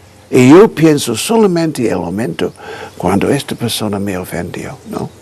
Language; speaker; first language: Spanish; non-native, fluent; English